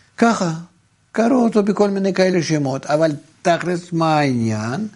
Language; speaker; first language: Hebrew; non-native, fluent; Russian